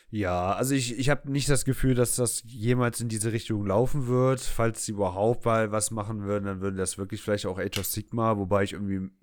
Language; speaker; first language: German; non-native, fluent; English